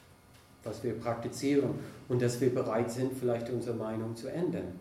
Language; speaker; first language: German; non-native, fluent; English